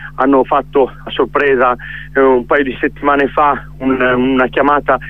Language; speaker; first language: Italian; native; Italian